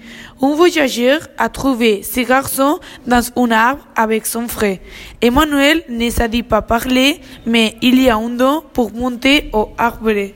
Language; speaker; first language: French; non-native, learner; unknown